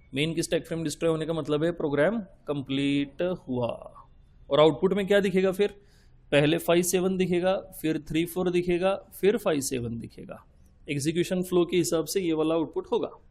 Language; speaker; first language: Hindi; non-native, local second language; Marathi